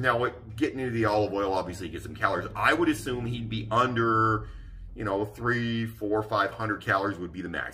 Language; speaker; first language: English; native; English